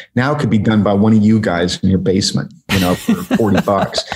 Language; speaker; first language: English; native; English